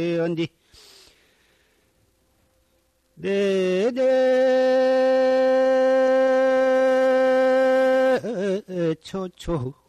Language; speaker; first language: Korean; native; Korean